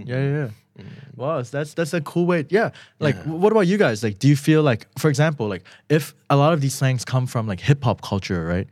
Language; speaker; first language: English; early bilingual, other home language; Thai